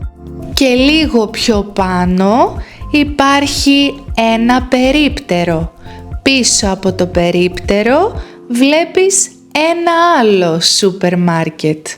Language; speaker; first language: Greek; native; Greek